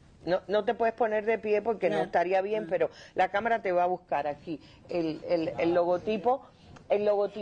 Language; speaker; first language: Spanish; native; Spanish